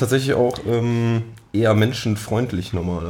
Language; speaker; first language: German; native; German